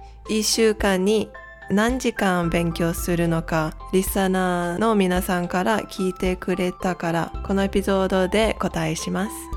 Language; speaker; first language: Japanese; non-native, learner; English